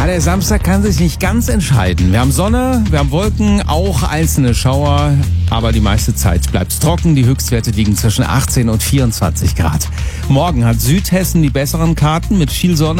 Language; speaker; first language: German; native; German